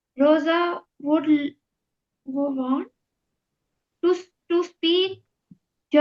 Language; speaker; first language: English; non-native, learner; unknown